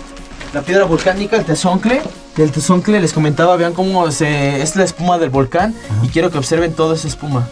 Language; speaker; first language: Spanish; native; Spanish